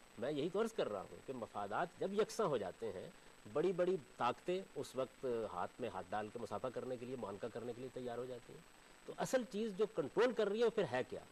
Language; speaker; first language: Urdu; non-native, local second language; Punjabi